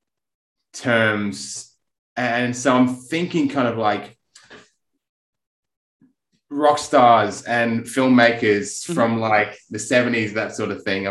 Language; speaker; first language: English; native; English